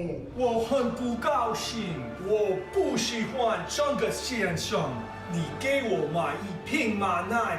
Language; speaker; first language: Chinese; non-native, learner; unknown